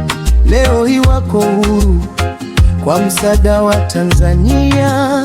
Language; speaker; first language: Swahili; native; Swahili